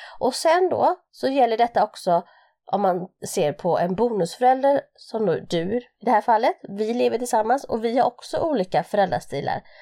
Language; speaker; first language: Swedish; early bilingual, other home language; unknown